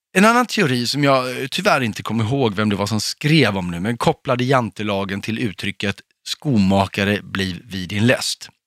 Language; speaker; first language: Swedish; native; Swedish